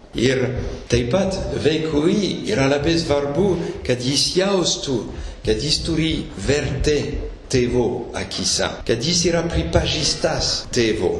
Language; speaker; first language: Lithuanian; non-native, fluent; French